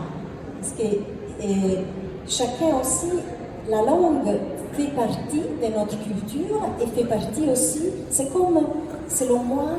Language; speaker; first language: French; non-native, fluent; Italian